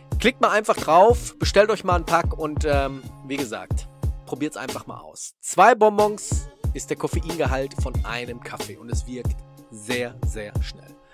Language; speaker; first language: German; native; German